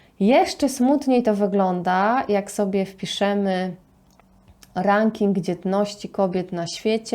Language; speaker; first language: Polish; native; Polish